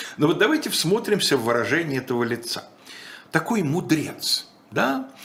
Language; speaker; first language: Russian; native; Russian